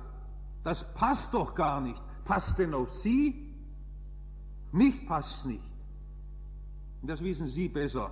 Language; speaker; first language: German; native; German